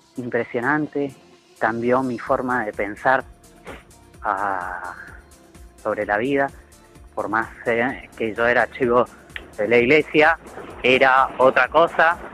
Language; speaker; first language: Spanish; native; Spanish